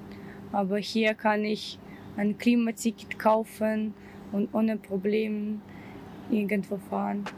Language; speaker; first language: German; non-native, fluent; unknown